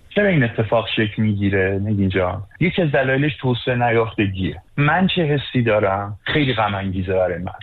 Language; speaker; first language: Persian; native; Persian